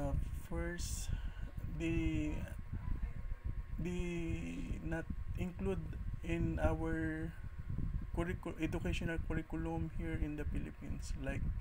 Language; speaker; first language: English; non-native, learner; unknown